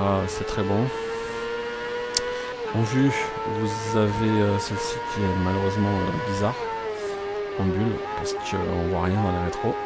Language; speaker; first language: French; native; French